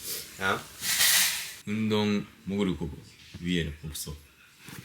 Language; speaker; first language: Korean; non-native, learner; Japanese